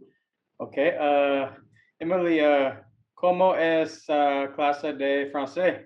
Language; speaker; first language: Spanish; non-native, learner; English